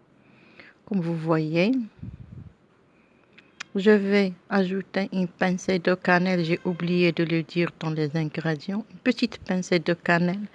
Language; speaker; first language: French; non-native, local second language; Arabic